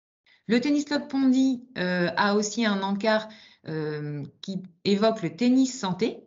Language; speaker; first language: French; native; French